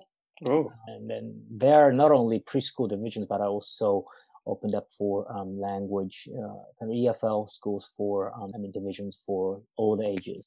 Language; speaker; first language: English; non-native, fluent; Japanese